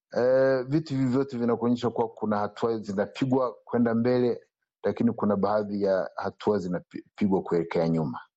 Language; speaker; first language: Swahili; non-native, local second language; Kinyarwanda